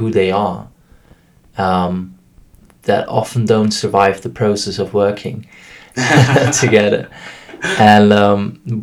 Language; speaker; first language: English; non-native, fluent; German